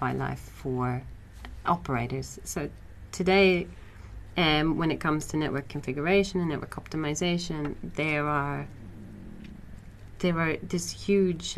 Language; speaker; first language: English; native; English